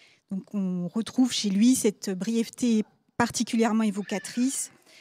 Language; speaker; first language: French; native; French